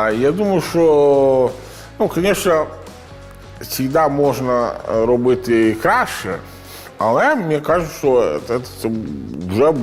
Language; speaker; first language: Ukrainian; non-native, learner; Italian